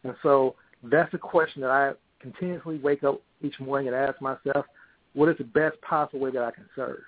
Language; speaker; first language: English; native; English